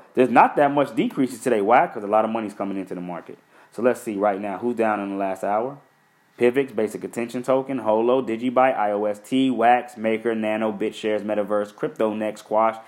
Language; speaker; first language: English; native; English